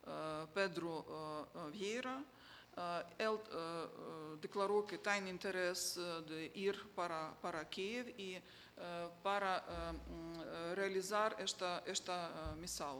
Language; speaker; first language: Portuguese; non-native, fluent; Ukrainian